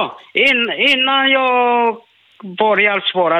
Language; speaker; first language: Swedish; non-native, learner; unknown